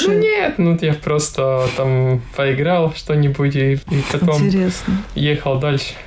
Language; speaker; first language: Russian; non-native, local second language; Latvian